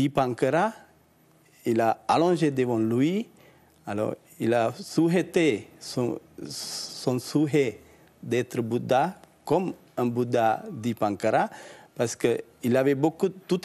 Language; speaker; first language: French; non-native, learner; Sinhala